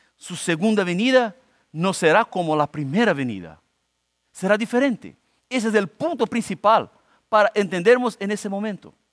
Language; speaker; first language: Spanish; non-native, fluent; Portuguese